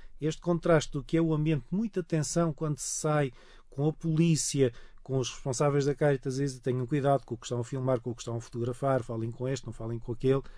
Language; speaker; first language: Portuguese; native; Portuguese